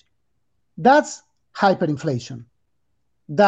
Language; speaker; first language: English; non-native, fluent; Spanish